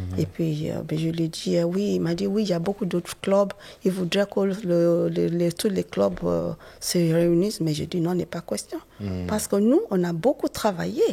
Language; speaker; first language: French; non-native, fluent; Yoruba